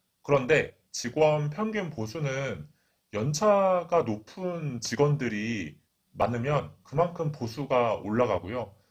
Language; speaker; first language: Korean; native; Korean